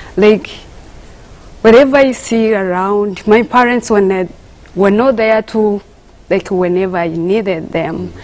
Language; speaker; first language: English; non-native, local second language; Kinyarwanda